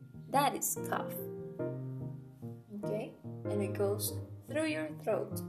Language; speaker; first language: English; non-native, fluent; Spanish